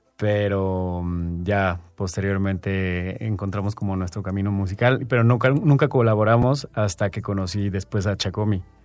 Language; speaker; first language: Spanish; native; Spanish